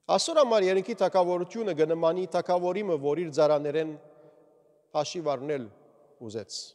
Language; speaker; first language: Armenian; early bilingual, heritage; Armenian